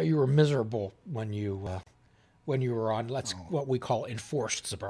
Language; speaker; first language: English; native; English